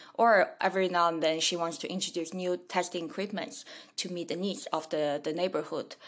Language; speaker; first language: English; non-native, fluent; Chinese